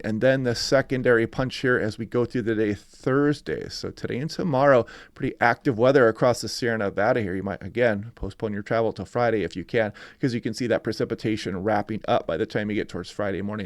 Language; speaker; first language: English; native; English